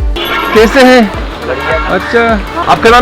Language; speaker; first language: Hindi; non-native, learner; English